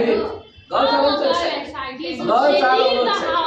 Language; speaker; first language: English; non-native, local second language; Hindi